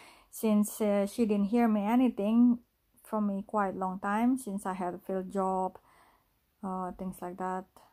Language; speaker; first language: English; non-native, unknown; Indonesian